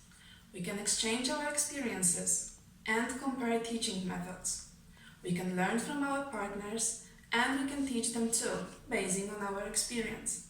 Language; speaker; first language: English; non-native, fluent; Polish